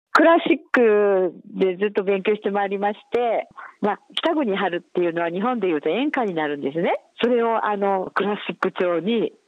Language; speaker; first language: Japanese; native; Japanese